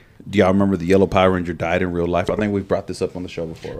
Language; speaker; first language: English; early bilingual, other home language; Spanish